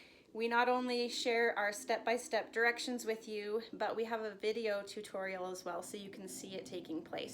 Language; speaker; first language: English; native; English